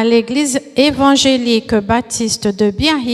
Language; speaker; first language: French; non-native, fluent; Portuguese